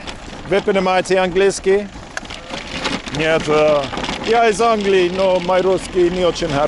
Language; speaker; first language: Russian; non-native, learner; English